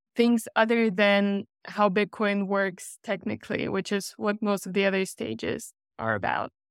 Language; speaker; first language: English; non-native, fluent; Russian